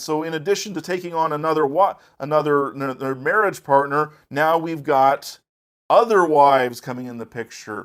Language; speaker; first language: English; native; English